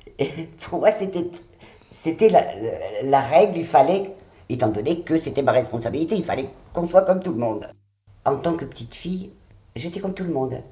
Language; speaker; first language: French; early bilingual, other home language; Catalan